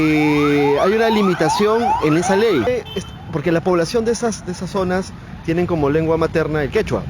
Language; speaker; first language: Spanish; native; Spanish